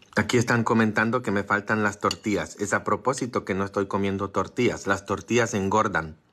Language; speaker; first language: Spanish; non-native, fluent; Polish